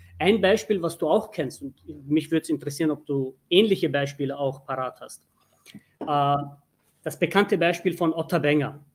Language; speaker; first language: German; early bilingual, other home language; Turkish